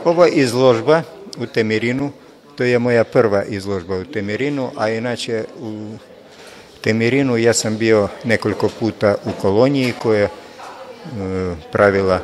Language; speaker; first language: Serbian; non-native, fluent; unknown